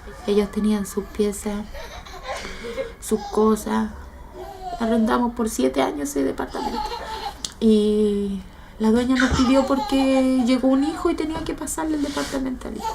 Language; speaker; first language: Spanish; native; Spanish